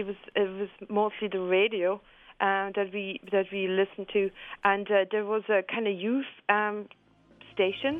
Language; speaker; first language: English; non-native, fluent; German